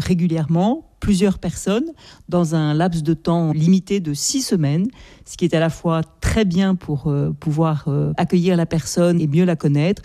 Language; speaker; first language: French; native; French